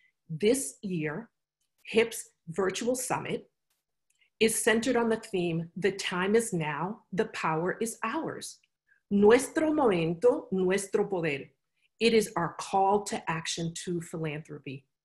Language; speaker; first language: English; native; English